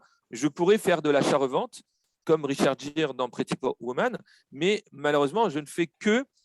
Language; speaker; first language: French; native; French